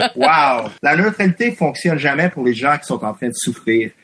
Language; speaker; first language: French; non-native, fluent; English